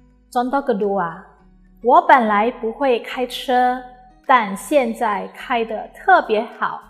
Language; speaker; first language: Chinese; non-native, fluent; Indonesian